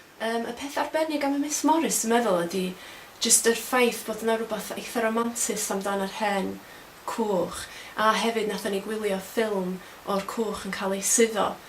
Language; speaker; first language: Welsh; non-native, fluent; Polish